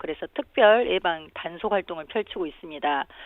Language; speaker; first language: Korean; native; Korean